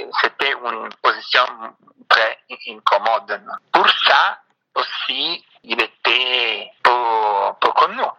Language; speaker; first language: French; non-native, fluent; Italian